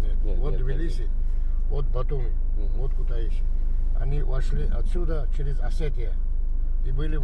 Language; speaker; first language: Russian; non-native, fluent; Georgian